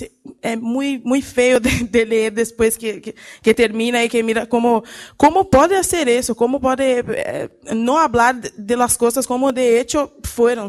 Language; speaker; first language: Portuguese; early bilingual, heritage; Portuguese